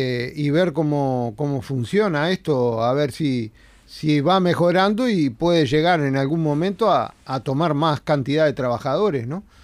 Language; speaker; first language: Spanish; native; Spanish